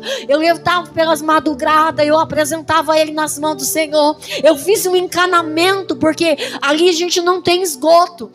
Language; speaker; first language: Portuguese; native; Portuguese